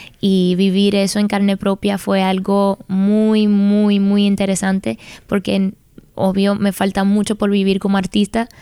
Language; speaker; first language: Spanish; early bilingual, heritage; Spanish